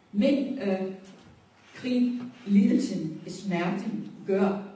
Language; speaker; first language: Danish; non-native, fluent; Spanish